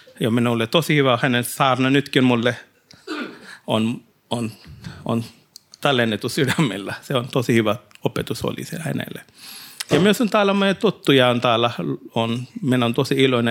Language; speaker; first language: Finnish; non-native, learner; Hindi